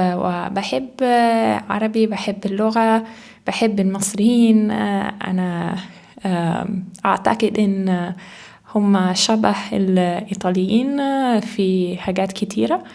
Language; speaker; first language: Arabic; non-native, learner; Italian